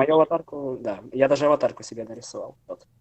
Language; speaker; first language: Russian; native; Russian